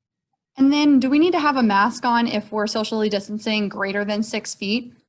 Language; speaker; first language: English; native; English